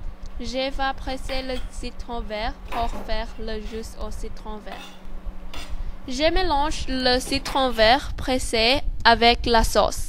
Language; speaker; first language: French; non-native, learner; Thai